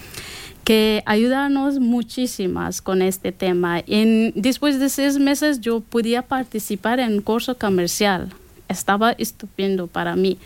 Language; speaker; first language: Spanish; non-native, learner; Persian